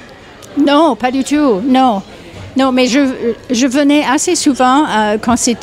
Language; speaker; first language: French; non-native, fluent; English